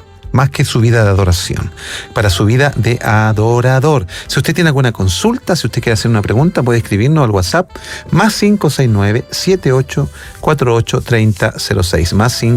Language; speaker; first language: Spanish; native; Spanish